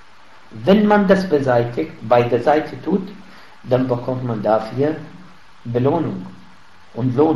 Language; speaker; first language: German; non-native, fluent; Arabic